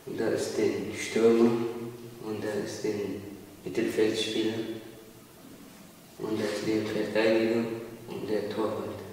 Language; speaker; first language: German; non-native, learner; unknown